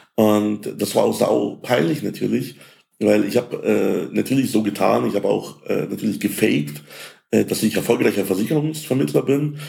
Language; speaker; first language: German; early bilingual, other home language; Ukrainian